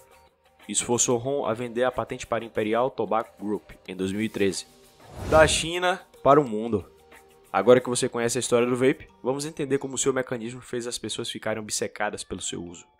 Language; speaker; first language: Portuguese; native; Portuguese